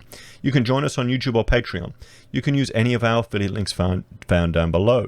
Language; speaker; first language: English; native; English